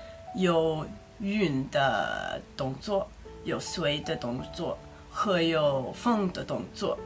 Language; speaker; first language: Chinese; non-native, learner; Icelandic